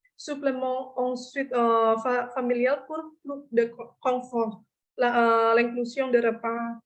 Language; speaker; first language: French; non-native, fluent; Indonesian